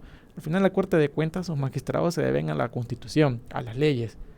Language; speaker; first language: Spanish; native; Spanish